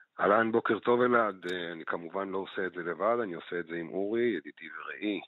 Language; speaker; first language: Hebrew; native; Hebrew